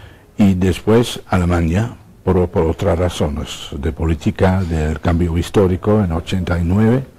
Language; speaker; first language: Spanish; non-native, fluent; Dutch